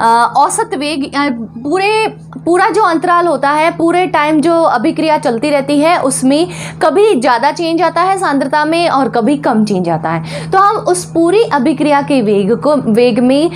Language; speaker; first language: Hindi; native; Hindi